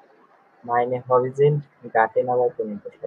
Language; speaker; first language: German; non-native, learner; Bangla